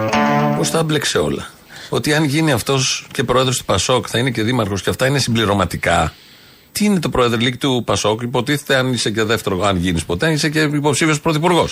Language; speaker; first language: Greek; native; Greek